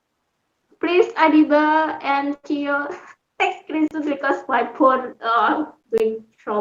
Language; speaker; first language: English; non-native, learner; Indonesian